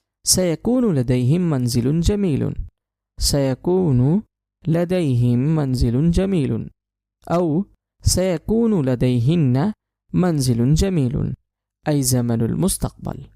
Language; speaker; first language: Arabic; non-native, fluent; Urdu